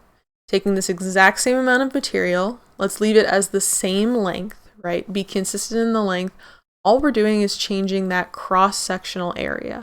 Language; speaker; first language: English; native; English